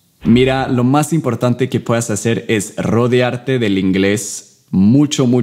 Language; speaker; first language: Spanish; non-native, fluent; English